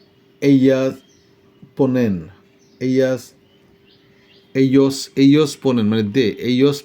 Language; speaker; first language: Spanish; non-native, fluent; Bangla